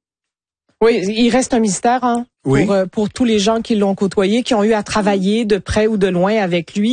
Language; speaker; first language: French; native; French